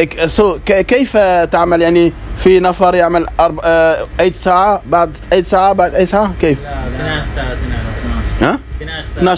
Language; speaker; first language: Arabic; non-native, learner; French